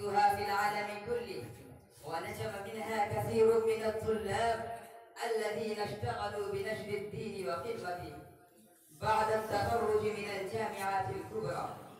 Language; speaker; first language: Arabic; non-native, learner; Urdu